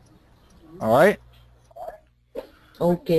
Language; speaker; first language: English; non-native, fluent; Portuguese